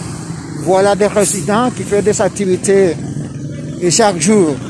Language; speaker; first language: French; non-native, fluent; Spanish